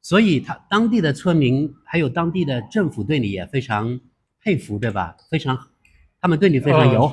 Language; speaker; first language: Chinese; native; Chinese